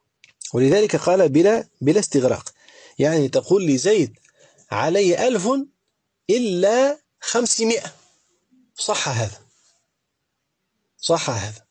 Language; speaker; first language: Arabic; native; Arabic